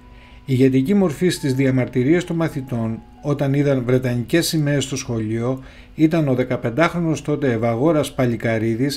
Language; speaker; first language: Greek; native; Greek